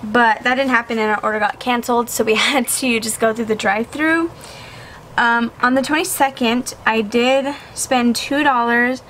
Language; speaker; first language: English; native; English